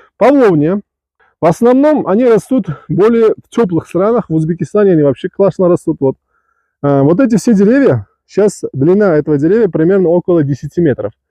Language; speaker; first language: Russian; non-native, local second language; Uzbek